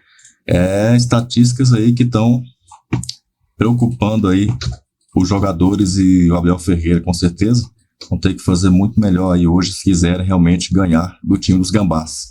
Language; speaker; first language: Portuguese; native; Portuguese